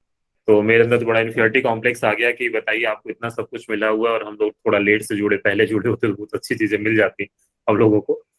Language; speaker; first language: Hindi; native; Hindi